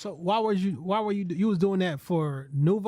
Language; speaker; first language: English; native; English